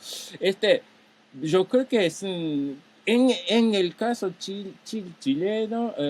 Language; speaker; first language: Spanish; non-native, fluent; Japanese